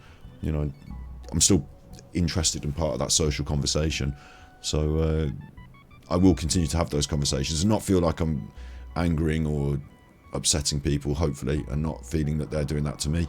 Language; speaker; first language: English; native; English